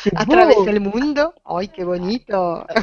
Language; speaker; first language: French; non-native, fluent; Spanish